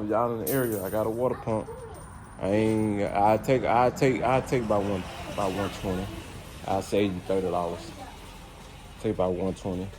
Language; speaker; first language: English; native; English